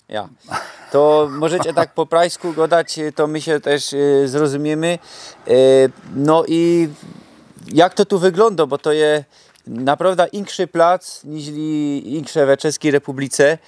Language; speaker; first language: Polish; non-native, local second language; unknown